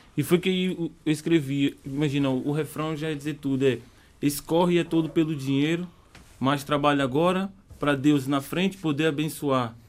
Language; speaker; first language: Portuguese; native; Portuguese